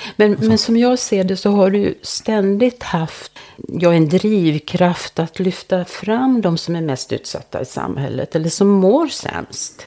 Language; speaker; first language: Swedish; native; Swedish